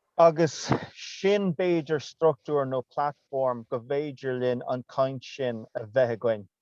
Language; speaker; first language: Irish; non-native, local second language; English